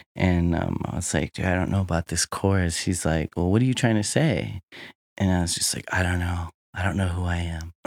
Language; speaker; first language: English; native; English